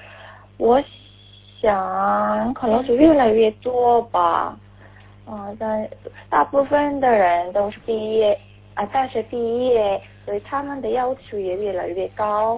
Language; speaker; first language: Chinese; non-native, learner; Korean